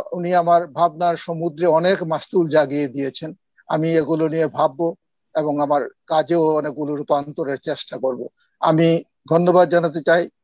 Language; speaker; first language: Bangla; non-native, local second language; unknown